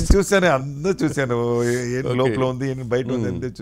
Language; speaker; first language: Telugu; non-native, learner; Tamil